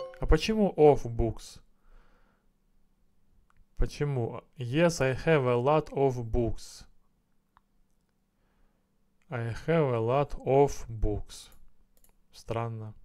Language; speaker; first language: English; non-native, learner; Russian